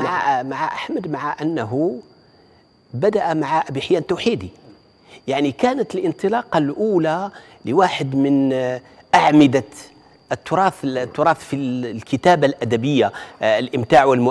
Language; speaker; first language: Arabic; native; Arabic